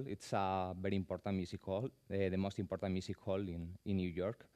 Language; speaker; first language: English; non-native, fluent; Spanish